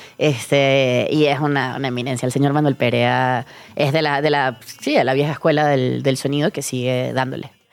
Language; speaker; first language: Spanish; native; Spanish